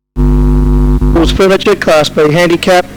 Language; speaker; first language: English; native; English